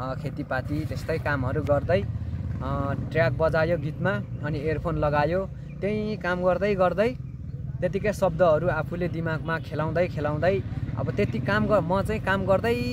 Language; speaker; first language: Nepali; non-native, local second language; Limbu